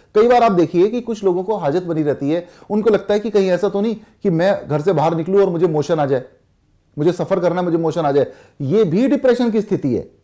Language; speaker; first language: Hindi; native; Hindi